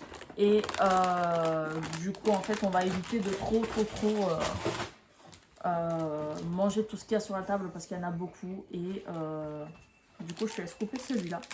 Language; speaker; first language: French; native; French